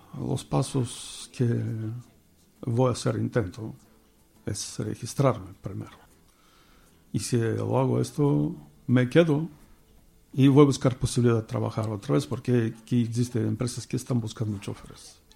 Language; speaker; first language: Spanish; non-native, learner; Bulgarian